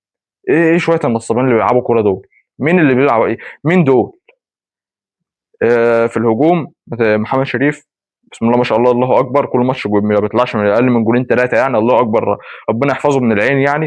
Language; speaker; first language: Arabic; native; Arabic